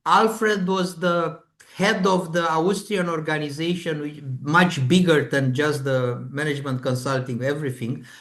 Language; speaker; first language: English; non-native, fluent; Romanian